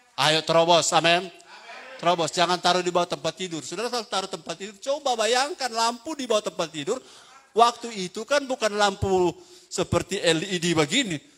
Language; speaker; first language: Indonesian; native; Indonesian